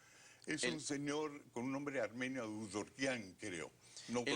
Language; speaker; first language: Spanish; native; Spanish